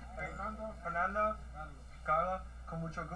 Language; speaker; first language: Spanish; non-native, learner; English